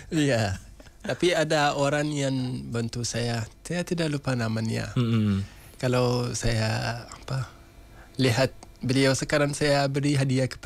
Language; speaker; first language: Indonesian; non-native, learner; Hausa